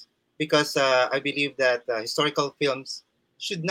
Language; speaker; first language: English; non-native, local second language; Waray